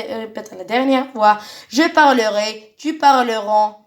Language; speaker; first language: French; non-native, local second language; Arabic